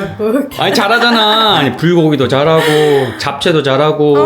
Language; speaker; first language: Korean; native; Korean